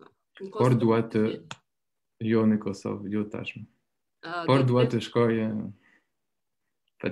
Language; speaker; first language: Albanian; non-native, learner; French